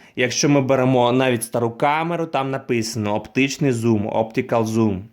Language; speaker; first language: Ukrainian; non-native, local second language; Russian